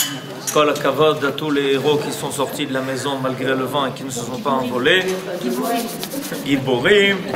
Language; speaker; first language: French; native; French